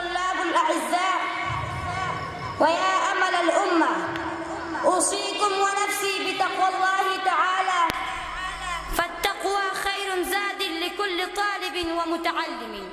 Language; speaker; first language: Arabic; non-native, learner; Pashto